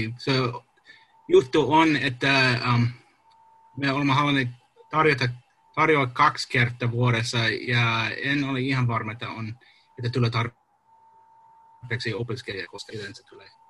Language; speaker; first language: Finnish; non-native, learner; English